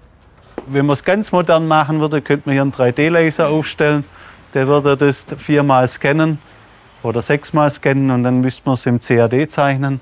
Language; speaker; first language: German; native; German